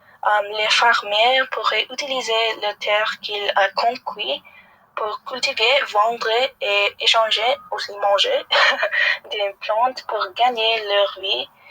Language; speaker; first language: French; non-native, learner; English